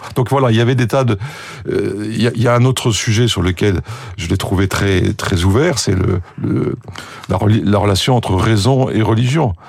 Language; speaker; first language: French; native; French